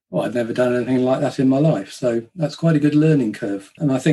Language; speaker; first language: English; native; English